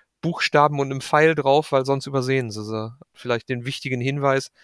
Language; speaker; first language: German; native; German